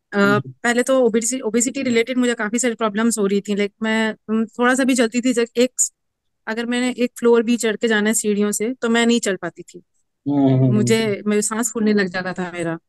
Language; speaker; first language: Hindi; native; Hindi